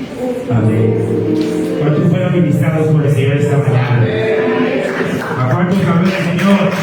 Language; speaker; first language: Spanish; native; Spanish